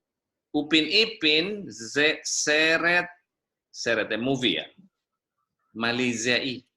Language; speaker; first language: Hebrew; non-native, fluent; Indonesian